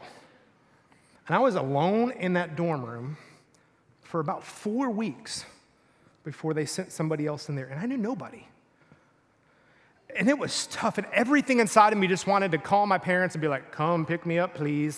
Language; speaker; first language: English; native; English